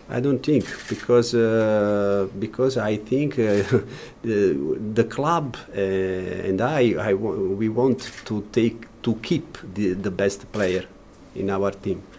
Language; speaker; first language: English; non-native, learner; Italian